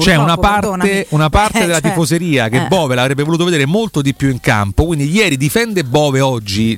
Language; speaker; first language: Italian; native; Italian